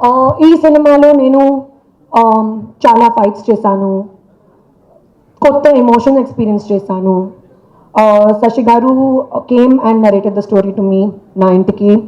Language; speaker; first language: Telugu; non-native, local second language; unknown